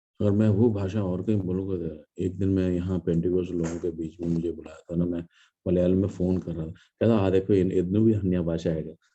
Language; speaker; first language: Hindi; non-native, local second language; Malayalam